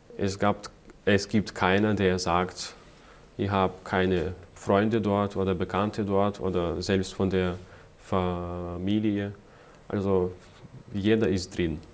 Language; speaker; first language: German; non-native, fluent; Ukrainian